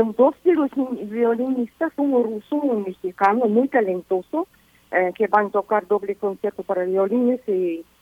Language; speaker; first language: Spanish; non-native, fluent; Russian